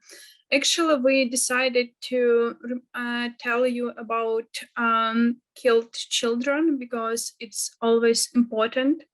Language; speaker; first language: English; non-native, fluent; Ukrainian